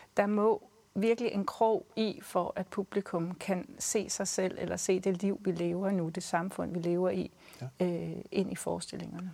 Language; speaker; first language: Danish; native; Danish